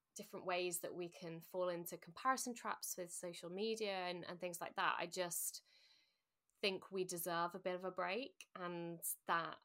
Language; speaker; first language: English; native; English